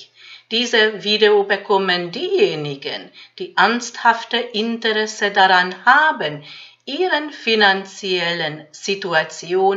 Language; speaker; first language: German; non-native, fluent; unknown